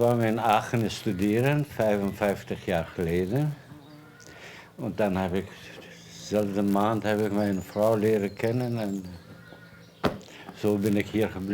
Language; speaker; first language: Dutch; non-native, fluent; Persian